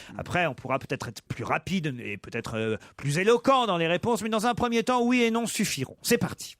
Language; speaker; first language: French; native; French